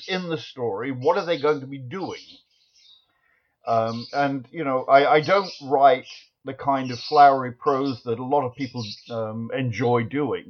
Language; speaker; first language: English; native; English